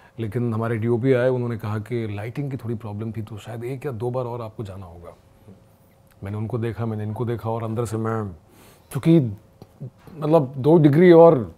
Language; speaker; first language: Hindi; native; Hindi